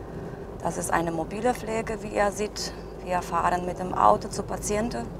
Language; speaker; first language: German; non-native, fluent; Polish